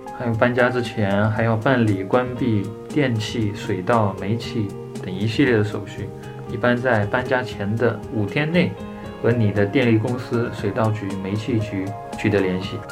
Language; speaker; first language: Chinese; native; Chinese